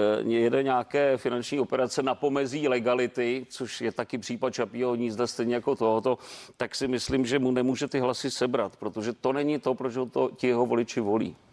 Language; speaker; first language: Czech; native; Czech